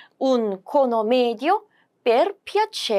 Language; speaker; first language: Italian; non-native, fluent; Korean